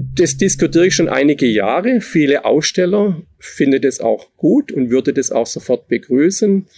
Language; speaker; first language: German; native; German